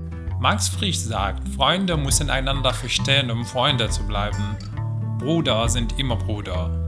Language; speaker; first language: German; non-native, learner; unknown